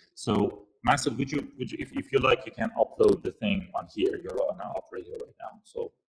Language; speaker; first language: English; non-native, fluent; Persian